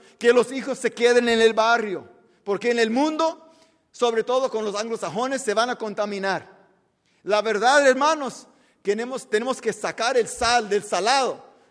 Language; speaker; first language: Spanish; early bilingual, heritage; Spanish